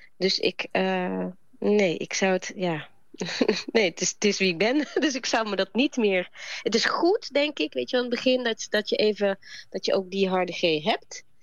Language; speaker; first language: Dutch; native; Dutch